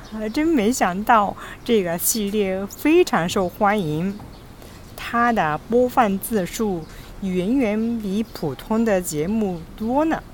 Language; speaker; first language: Chinese; non-native, fluent; Japanese